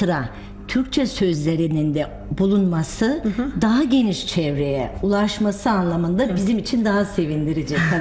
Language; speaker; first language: Turkish; native; Turkish